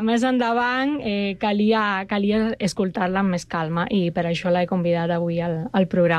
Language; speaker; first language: Catalan; non-native, fluent; Spanish